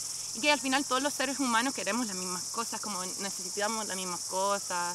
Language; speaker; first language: Spanish; non-native, fluent; English